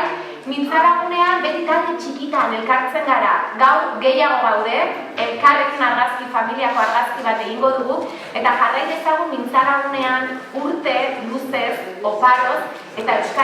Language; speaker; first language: Basque; native; Basque